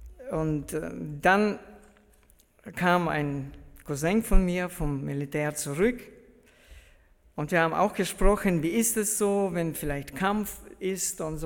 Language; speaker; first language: German; early bilingual, heritage; German